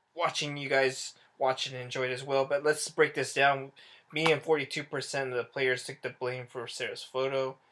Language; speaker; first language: English; native; English